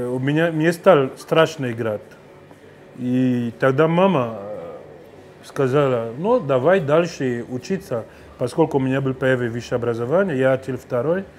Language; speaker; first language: Russian; non-native, fluent; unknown